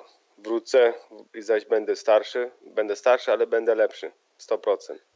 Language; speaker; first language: Polish; early bilingual, heritage; Polish